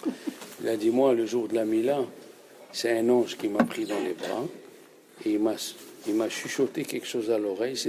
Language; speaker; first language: French; native; French